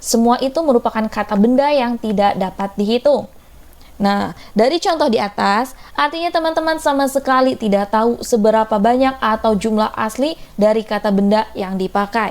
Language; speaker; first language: Indonesian; native; Indonesian